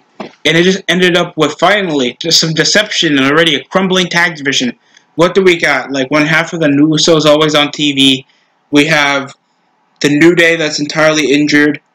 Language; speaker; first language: English; native; English